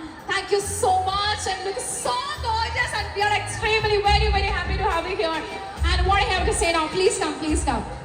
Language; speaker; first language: English; non-native, local second language; Malayalam